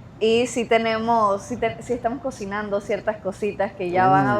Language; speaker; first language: Spanish; native; Spanish